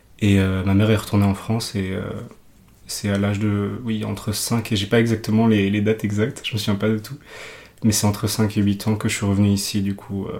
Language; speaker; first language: French; early bilingual, other home language; Urdu